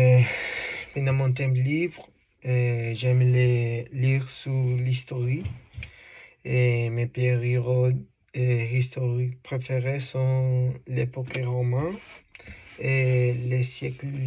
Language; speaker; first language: French; non-native, learner; Spanish